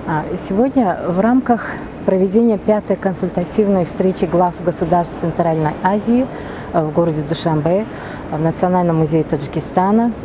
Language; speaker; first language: Russian; non-native, local second language; Tajik